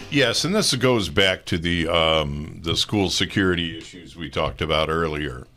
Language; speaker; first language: English; native; English